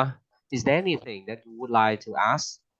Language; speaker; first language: English; non-native, fluent; Vietnamese